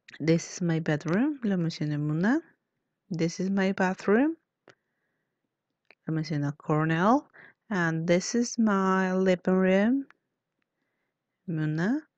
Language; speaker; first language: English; non-native, fluent; Spanish